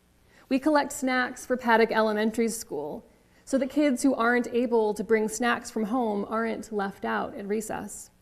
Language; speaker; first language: English; native; English